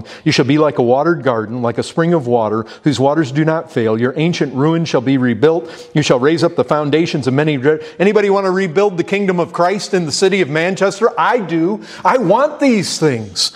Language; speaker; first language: English; native; English